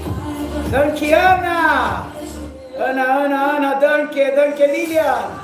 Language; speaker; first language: German; non-native, learner; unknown